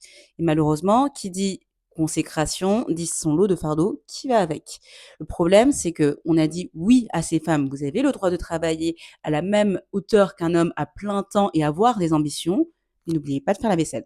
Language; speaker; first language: French; native; French